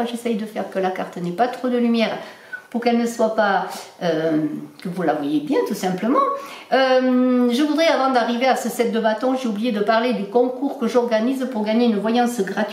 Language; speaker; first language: French; native; French